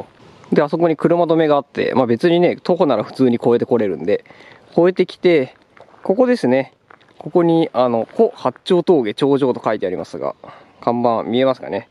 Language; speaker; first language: Japanese; native; Japanese